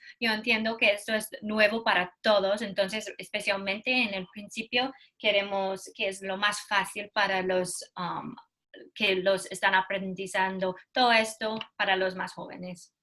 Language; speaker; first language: Spanish; non-native, learner; English